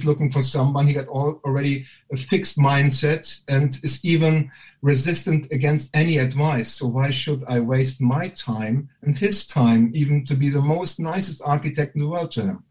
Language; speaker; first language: English; non-native, fluent; German